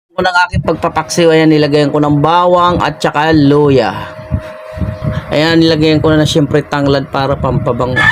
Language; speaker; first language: Filipino; non-native, local second language; Bikol